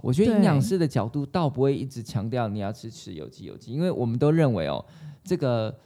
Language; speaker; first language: Chinese; native; Chinese